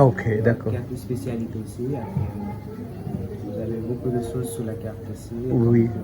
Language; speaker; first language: French; non-native, local second language; Tamil